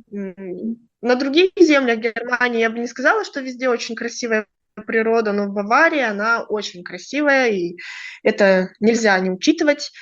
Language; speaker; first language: Russian; native; Russian